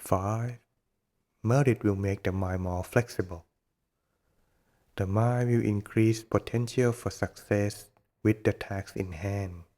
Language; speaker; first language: English; non-native, fluent; Thai